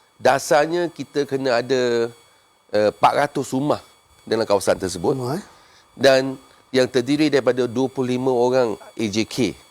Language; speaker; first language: Malay; non-native, local second language; Chinese